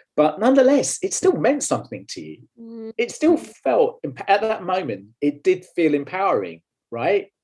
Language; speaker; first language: English; native; English